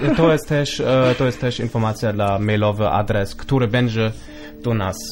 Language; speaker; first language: Polish; non-native, local second language; German